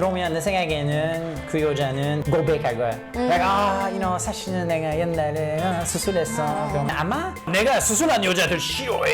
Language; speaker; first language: Korean; non-native, learner; English